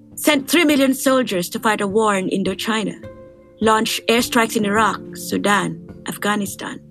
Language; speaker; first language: English; non-native, local second language; Filipino